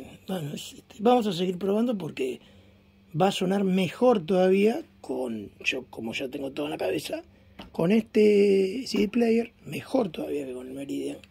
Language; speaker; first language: Spanish; native; Spanish